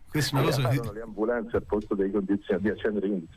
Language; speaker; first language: Italian; native; Italian